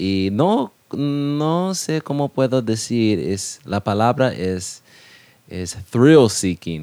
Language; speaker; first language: Spanish; non-native, learner; English